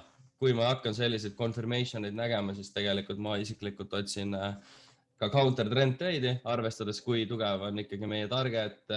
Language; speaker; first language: Estonian; native; Estonian